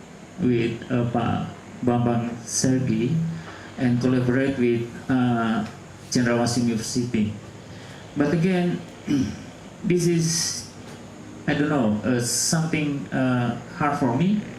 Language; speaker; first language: English; non-native, local second language; Indonesian